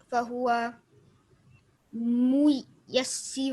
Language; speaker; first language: Arabic; non-native, learner; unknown